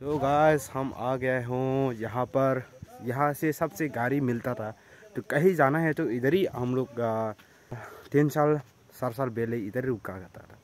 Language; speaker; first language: Hindi; non-native, local second language; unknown